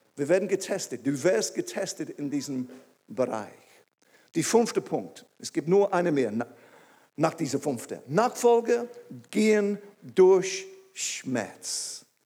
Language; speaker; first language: German; non-native, fluent; English